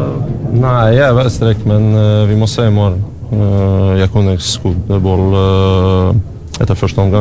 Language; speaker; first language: Norwegian; non-native, learner; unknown